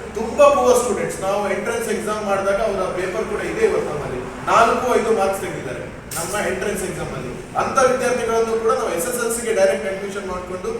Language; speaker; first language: Kannada; native; Kannada